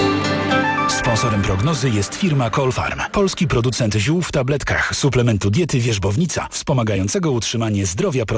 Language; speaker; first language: Polish; native; Polish